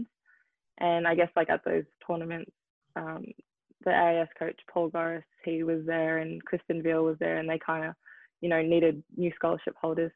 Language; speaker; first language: English; native; English